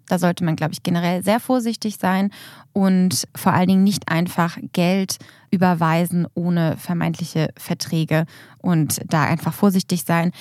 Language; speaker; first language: German; native; German